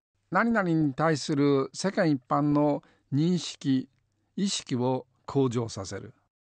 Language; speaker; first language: Japanese; native; Japanese